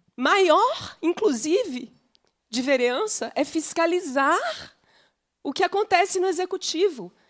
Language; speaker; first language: Portuguese; native; Portuguese